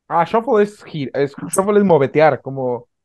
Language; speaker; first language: Spanish; native; Spanish